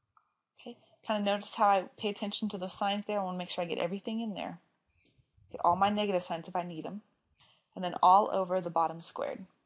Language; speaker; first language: English; native; English